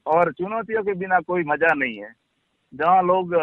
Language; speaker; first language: Hindi; non-native, local second language; Gujarati